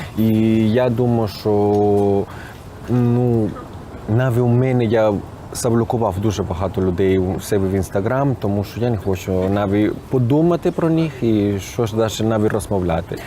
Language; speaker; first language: Ukrainian; non-native, fluent; Spanish